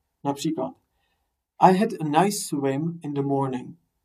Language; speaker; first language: English; non-native, fluent; Czech